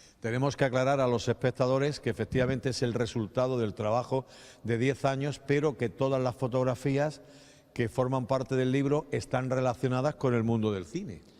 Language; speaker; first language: Spanish; native; Spanish